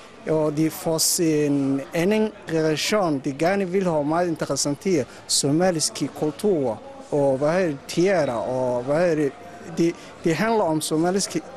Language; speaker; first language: Danish; non-native, learner; Somali